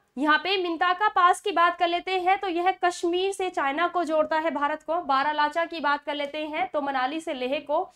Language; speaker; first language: Hindi; native; Hindi